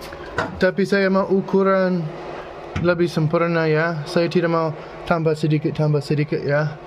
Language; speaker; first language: Indonesian; non-native, learner; English